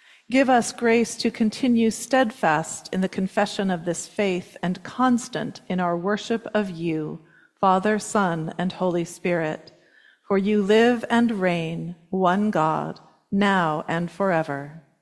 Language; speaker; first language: English; native; English